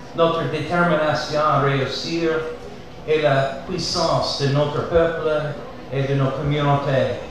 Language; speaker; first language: French; non-native, fluent; English